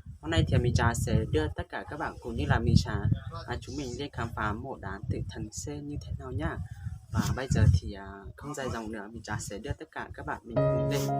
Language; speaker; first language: Vietnamese; non-native, local second language; Hmong